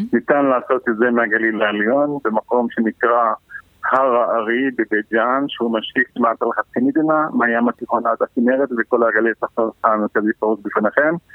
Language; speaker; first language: Hebrew; non-native, local second language; Arabic